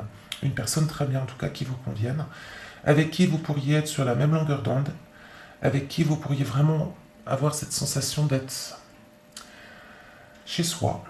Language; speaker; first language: French; native; French